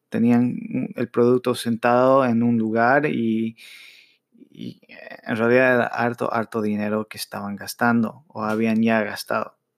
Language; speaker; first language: Spanish; early bilingual, heritage; Spanish